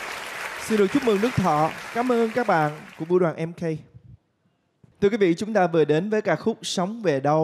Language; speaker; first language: Vietnamese; native; Vietnamese